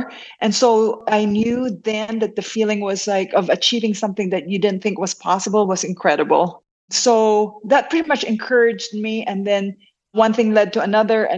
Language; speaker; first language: English; non-native, local second language; Hiligaynon